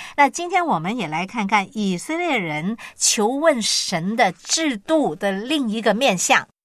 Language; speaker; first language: Chinese; non-native, local second language; Cantonese